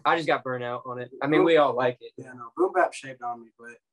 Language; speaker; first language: English; native; English